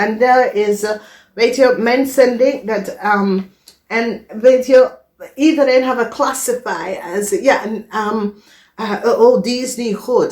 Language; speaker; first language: Dutch; non-native, fluent; English